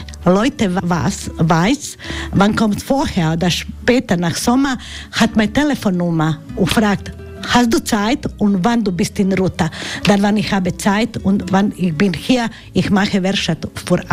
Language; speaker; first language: German; non-native, learner; Croatian